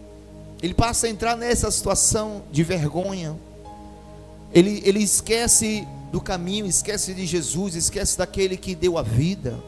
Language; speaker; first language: Portuguese; native; Portuguese